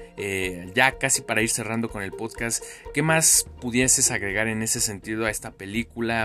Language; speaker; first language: Spanish; native; Spanish